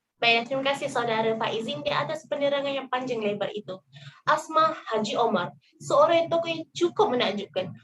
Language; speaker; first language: Malay; native; Malay